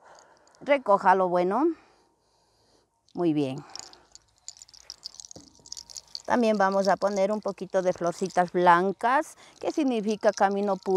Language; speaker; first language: Spanish; native; Spanish